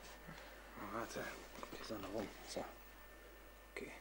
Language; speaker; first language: Hungarian; non-native, learner; German